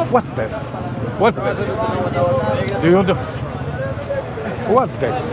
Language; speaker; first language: English; non-native, learner; Arabic